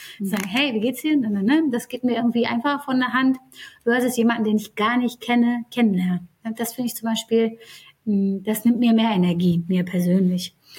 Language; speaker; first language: German; early bilingual, other home language; Turkish